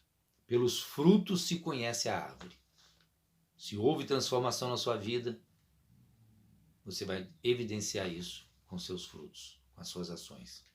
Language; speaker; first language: Portuguese; native; Portuguese